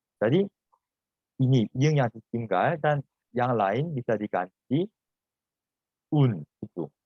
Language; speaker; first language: Indonesian; non-native, fluent; Korean